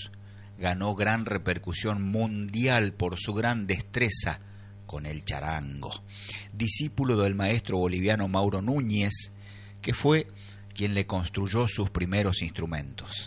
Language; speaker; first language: Spanish; native; Spanish